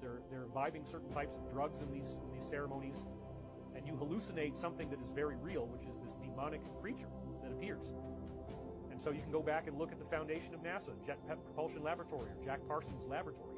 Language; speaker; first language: English; native; English